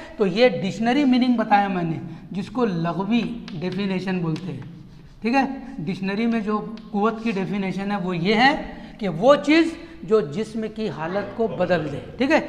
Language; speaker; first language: Hindi; non-native, local second language; Urdu